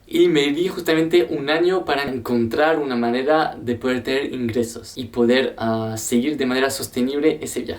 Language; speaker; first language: Spanish; non-native, fluent; French